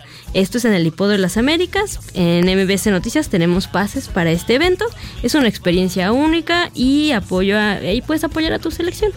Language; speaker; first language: Spanish; native; Spanish